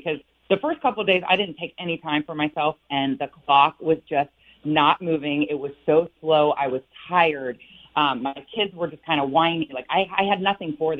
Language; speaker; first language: English; native; English